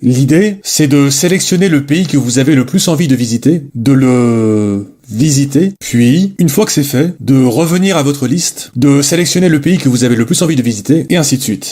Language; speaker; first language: French; native; French